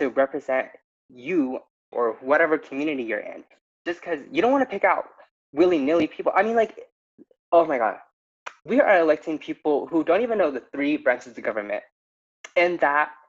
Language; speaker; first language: English; native; English